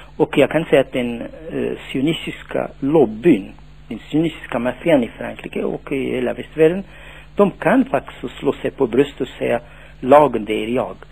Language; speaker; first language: Swedish; non-native, fluent; Tachelhit